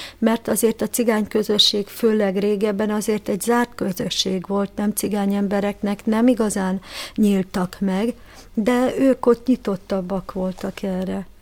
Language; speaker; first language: Hungarian; native; Hungarian